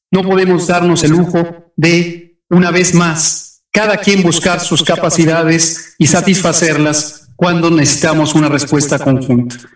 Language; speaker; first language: Spanish; native; Spanish